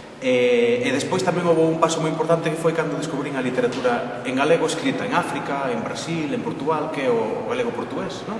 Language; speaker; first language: Galician; non-native, local second language; Spanish